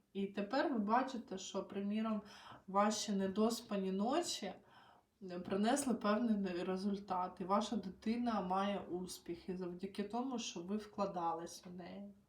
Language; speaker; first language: Ukrainian; non-native, local second language; Russian